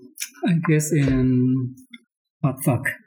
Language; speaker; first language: English; non-native, learner; Indonesian